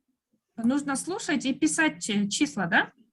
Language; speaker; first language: Russian; non-native, local second language; Kyrgyz